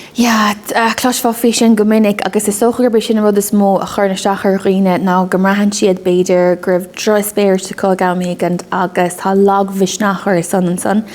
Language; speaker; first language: Irish; native; Irish